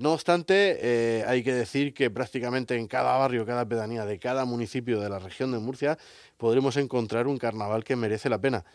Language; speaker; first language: Spanish; native; Spanish